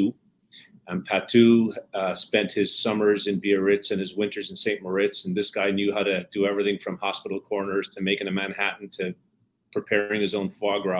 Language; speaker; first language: English; native; English